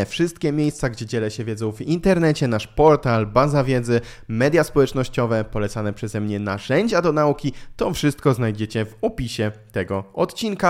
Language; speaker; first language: Polish; native; Polish